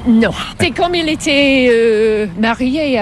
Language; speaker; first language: French; non-native, fluent; English